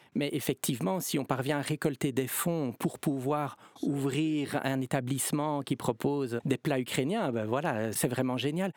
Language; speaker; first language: French; native; French